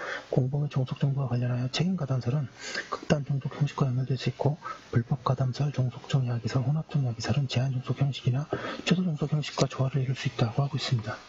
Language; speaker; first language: Korean; native; Korean